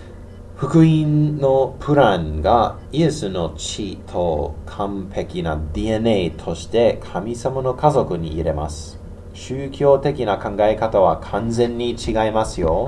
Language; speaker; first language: Japanese; non-native, learner; English